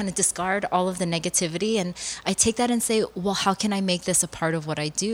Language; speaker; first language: English; early bilingual, other home language; Korean